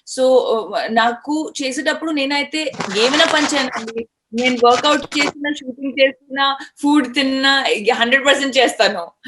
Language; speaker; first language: Telugu; non-native, fluent; Hindi